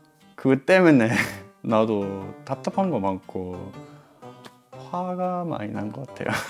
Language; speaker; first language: Korean; non-native, fluent; English